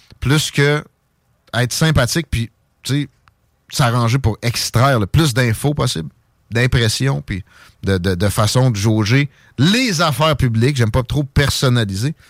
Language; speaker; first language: French; native; French